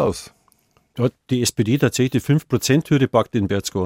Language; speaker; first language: German; native; German